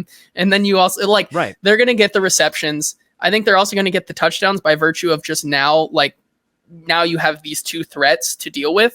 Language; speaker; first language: English; native; English